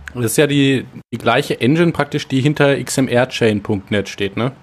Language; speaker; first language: German; native; German